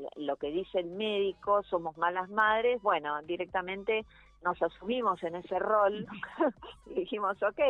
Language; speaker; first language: Spanish; native; Spanish